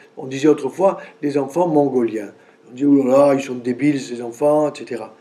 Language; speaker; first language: French; native; French